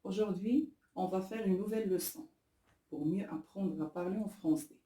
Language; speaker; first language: French; non-native, local second language; Arabic